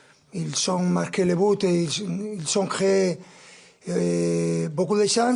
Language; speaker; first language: French; non-native, fluent; Spanish